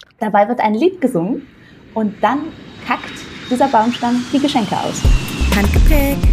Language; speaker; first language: German; native; German